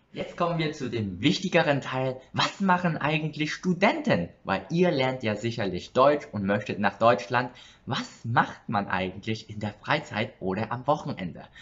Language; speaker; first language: German; early bilingual, other home language; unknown